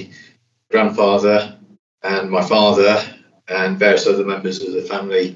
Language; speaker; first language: English; native; English